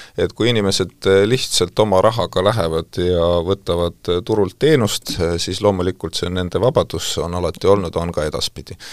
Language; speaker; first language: Estonian; non-native, local second language; Russian